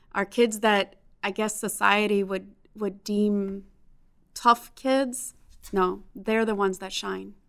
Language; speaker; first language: English; native; English